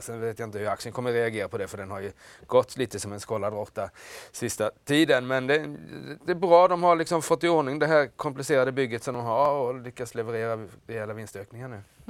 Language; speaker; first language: Swedish; native; Swedish